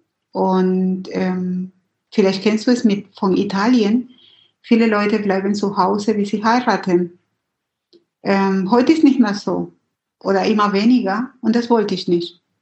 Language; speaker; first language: German; non-native, fluent; Spanish